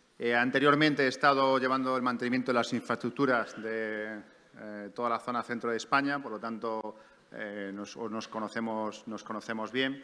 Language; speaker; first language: Spanish; native; Spanish